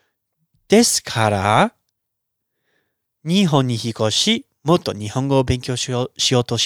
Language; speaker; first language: Japanese; non-native, fluent; English